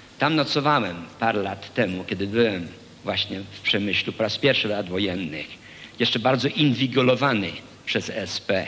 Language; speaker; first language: Polish; early bilingual, heritage; Polish